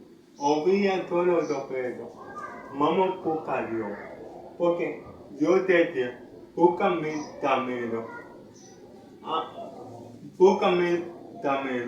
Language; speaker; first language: Spanish; non-native, learner; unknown